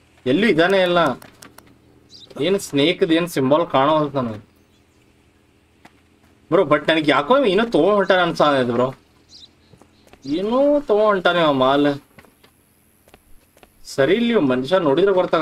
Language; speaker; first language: Kannada; native; Kannada